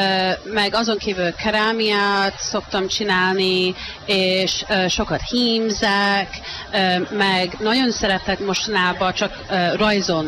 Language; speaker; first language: Hungarian; early bilingual, heritage; Hungarian